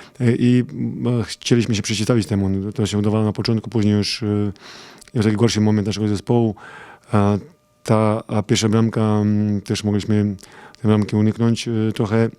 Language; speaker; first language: Polish; non-native, fluent; Serbian